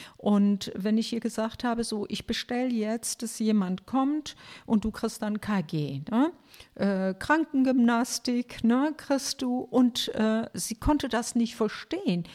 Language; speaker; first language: German; non-native, fluent; Turkish